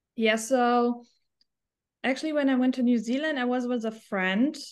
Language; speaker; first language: English; non-native, fluent; German